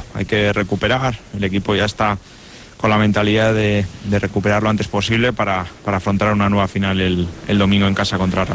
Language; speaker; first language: Spanish; native; Spanish